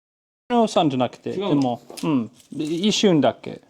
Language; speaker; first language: Japanese; non-native, learner; English